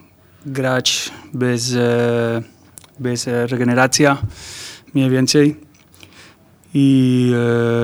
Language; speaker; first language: Polish; non-native, fluent; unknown